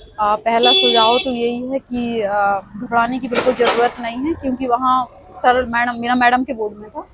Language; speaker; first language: Hindi; native; Hindi